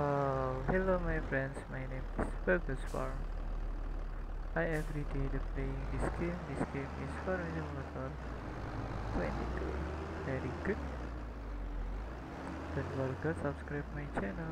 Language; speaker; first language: English; non-native, learner; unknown